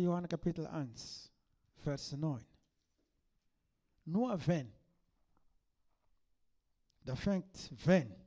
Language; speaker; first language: German; non-native, learner; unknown